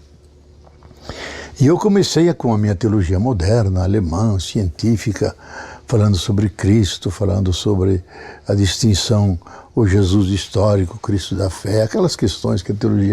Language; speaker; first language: Portuguese; native; Portuguese